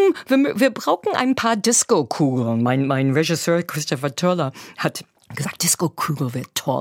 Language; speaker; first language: German; non-native, fluent; English